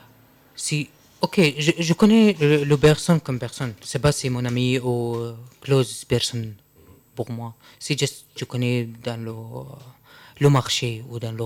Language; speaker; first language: French; non-native, learner; Arabic